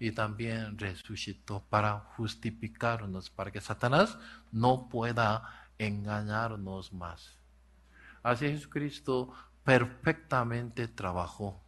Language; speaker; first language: Spanish; non-native, learner; Korean